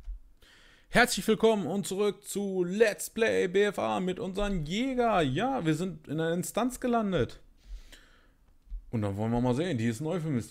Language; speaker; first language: German; native; German